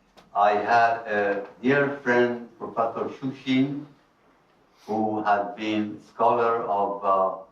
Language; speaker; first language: English; non-native, fluent; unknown